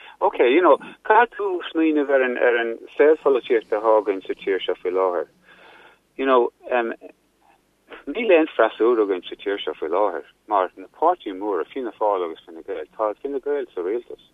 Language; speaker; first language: Irish; non-native, local second language; English